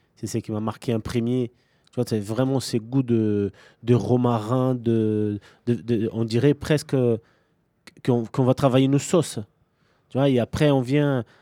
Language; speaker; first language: French; non-native, fluent; Portuguese